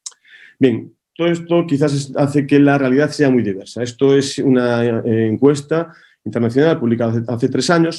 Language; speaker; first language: Spanish; native; Spanish